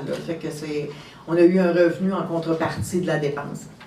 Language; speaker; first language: French; native; French